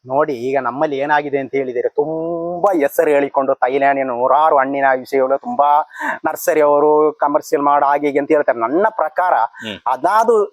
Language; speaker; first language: Kannada; native; Kannada